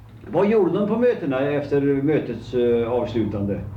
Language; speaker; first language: Swedish; native; Swedish